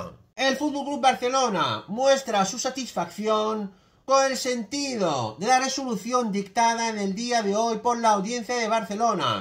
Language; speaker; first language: Spanish; native; Spanish